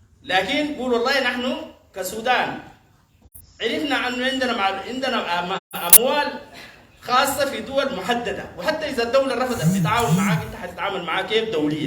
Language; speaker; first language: Arabic; native; Arabic